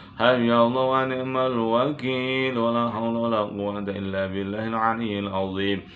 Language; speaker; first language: Arabic; non-native, fluent; Indonesian